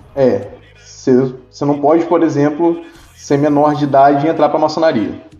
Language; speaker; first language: Portuguese; native; Portuguese